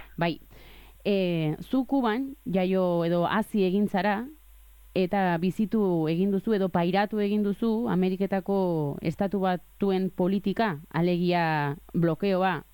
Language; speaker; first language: Basque; native; Basque